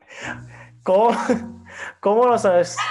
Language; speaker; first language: Spanish; non-native, learner; Japanese